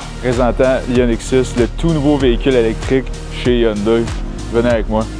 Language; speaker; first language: French; native; French